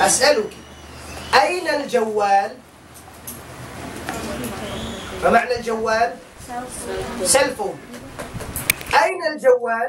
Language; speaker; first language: Arabic; non-native, fluent; Tausug